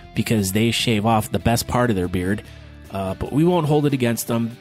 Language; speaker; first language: English; native; English